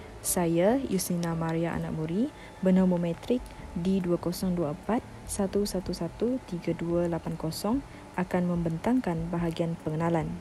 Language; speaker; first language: Malay; non-native, local second language; Iban